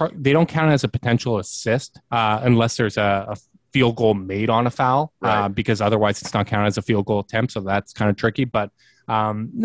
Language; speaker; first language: English; native; English